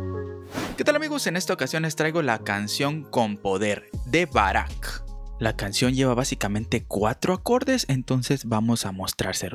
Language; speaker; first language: Spanish; native; Spanish